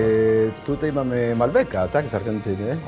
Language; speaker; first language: Polish; non-native, fluent; Spanish